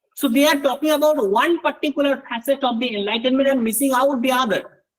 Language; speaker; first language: English; non-native, local second language; Bangla